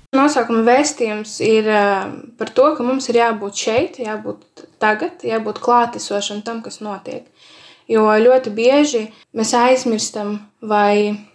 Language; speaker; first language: Latvian; native; Latvian